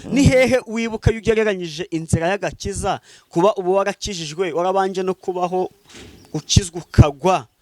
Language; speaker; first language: Kinyarwanda; native; Kinyarwanda